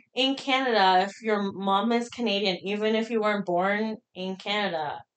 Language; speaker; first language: English; early bilingual, other home language; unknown